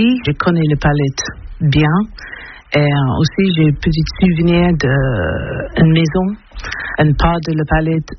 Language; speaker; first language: French; non-native, learner; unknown